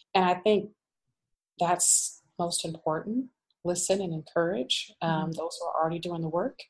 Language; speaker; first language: English; native; English